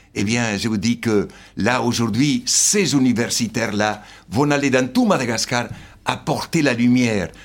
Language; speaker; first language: French; non-native, fluent; Slovenian